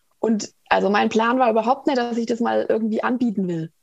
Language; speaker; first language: German; native; German